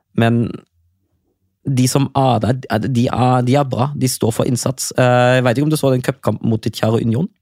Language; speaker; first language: Norwegian; non-native, fluent; German